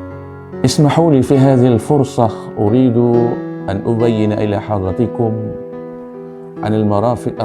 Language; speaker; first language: Arabic; non-native, fluent; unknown